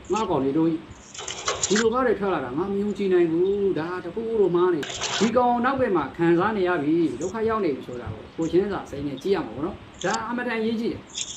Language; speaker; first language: Burmese; native; Burmese